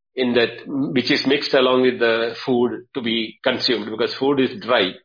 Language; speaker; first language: English; non-native, local second language; Tamil